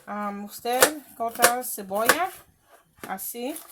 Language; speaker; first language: Spanish; non-native, learner; English